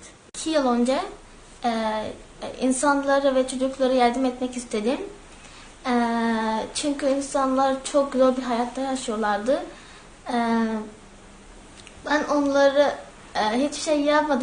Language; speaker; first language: Turkish; non-native, learner; Arabic